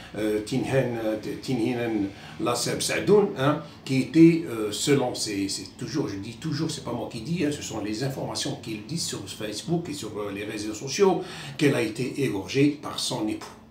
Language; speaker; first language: French; non-native, local second language; Arabic